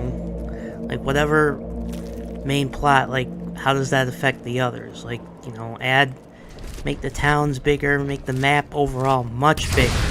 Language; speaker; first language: English; native; English